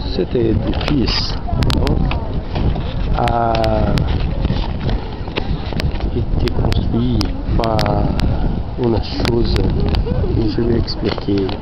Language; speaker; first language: French; non-native, learner; Portuguese